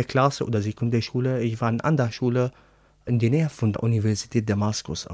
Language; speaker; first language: German; non-native, learner; Arabic